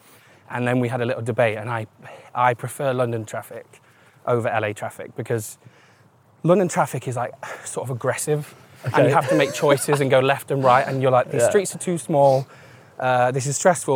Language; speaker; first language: English; native; English